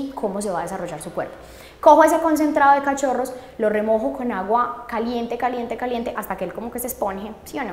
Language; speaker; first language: Spanish; native; Spanish